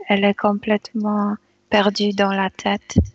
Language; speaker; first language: French; non-native, fluent; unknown